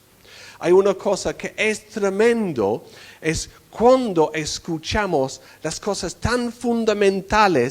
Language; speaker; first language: Spanish; non-native, fluent; English